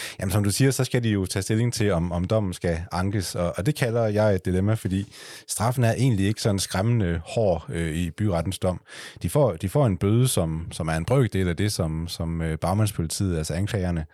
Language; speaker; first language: Danish; native; Danish